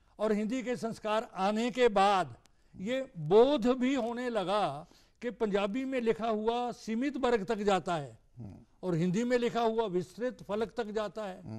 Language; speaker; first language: Hindi; non-native, local second language; Punjabi